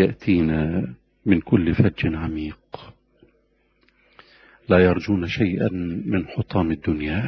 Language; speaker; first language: Arabic; native; Arabic